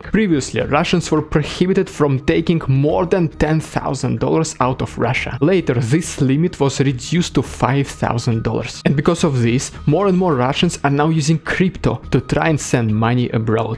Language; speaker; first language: English; non-native, fluent; Russian